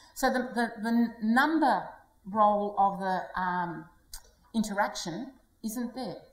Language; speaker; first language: English; native; English